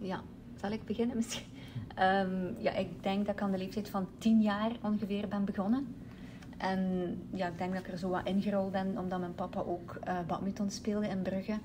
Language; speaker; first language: Dutch; native; Dutch